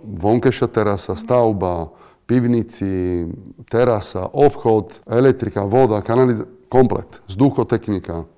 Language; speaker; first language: Slovak; non-native, fluent; Italian